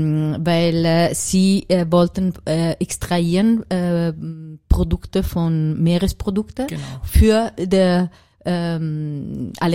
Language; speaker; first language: German; non-native, learner; Italian